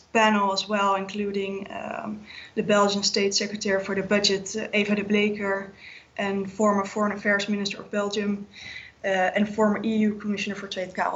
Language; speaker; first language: English; non-native, fluent; Dutch